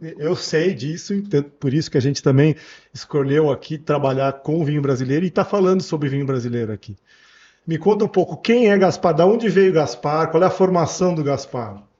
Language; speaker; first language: Portuguese; native; Portuguese